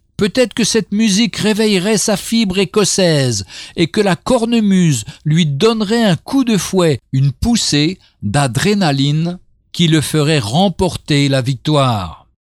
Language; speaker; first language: French; native; French